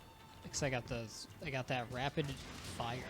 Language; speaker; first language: English; native; English